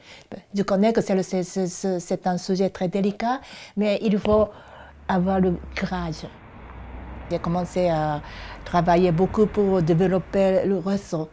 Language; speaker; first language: French; non-native, fluent; Japanese